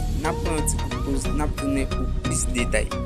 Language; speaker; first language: French; non-native, learner; Haitian Creole